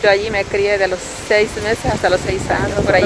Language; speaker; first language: Spanish; native; Spanish